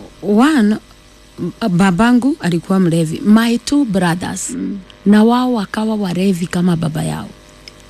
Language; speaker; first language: Swahili; non-native, local second language; Kikuyu